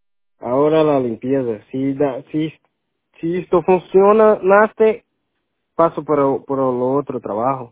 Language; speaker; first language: Spanish; non-native, learner; Portuguese